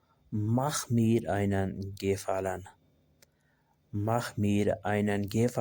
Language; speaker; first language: German; non-native, learner; Urdu